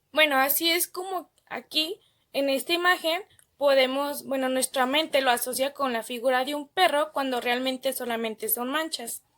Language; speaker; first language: Spanish; native; Spanish